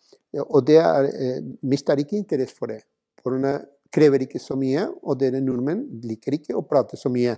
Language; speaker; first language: Norwegian; non-native, fluent; Spanish